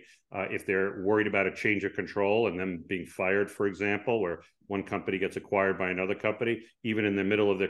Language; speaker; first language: English; native; English